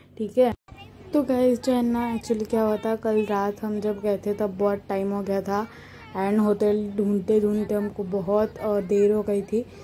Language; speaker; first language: Hindi; non-native, local second language; Bangla